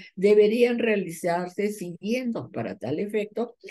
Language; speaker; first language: Spanish; native; Spanish